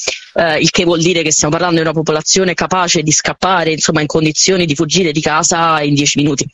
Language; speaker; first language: Italian; native; Italian